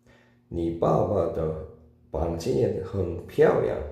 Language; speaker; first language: Chinese; non-native, learner; Korean